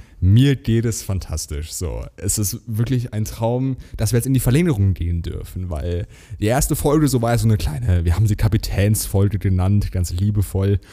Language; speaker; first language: German; native; German